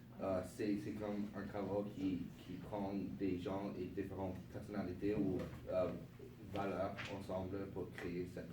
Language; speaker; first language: French; non-native, local second language; English